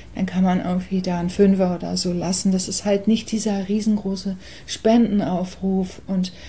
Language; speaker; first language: German; early bilingual, other home language; English